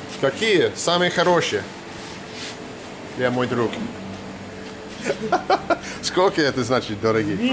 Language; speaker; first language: Russian; non-native, learner; English